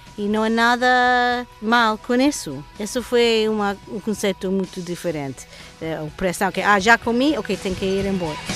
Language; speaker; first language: Portuguese; non-native, learner; English